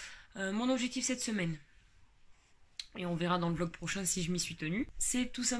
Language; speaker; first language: French; native; French